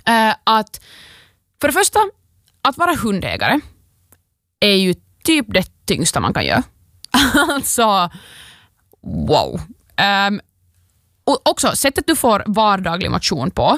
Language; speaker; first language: Swedish; native; Swedish